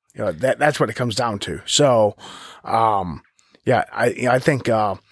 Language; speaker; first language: English; native; English